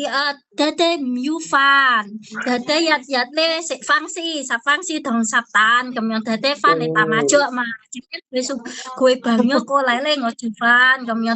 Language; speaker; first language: Cantonese; non-native, learner; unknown